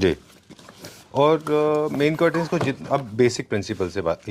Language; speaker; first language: Hindi; native; Hindi